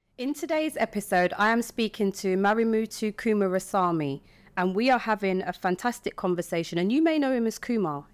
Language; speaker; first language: English; native; English